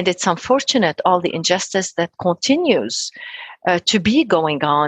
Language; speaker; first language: English; non-native, fluent; Arabic